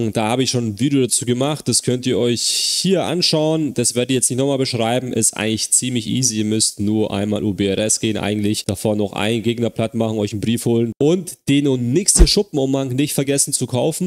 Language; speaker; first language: German; native; German